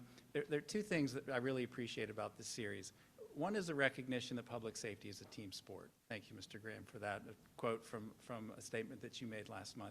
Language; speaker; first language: English; native; English